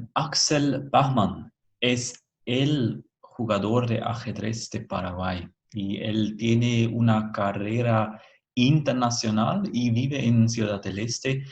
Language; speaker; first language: Spanish; non-native, fluent; German